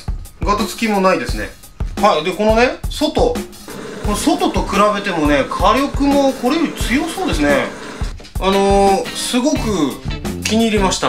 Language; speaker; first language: Japanese; native; Japanese